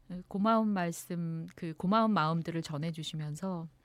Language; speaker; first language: Korean; native; Korean